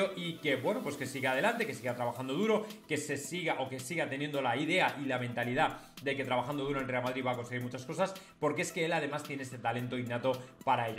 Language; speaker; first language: Spanish; native; Spanish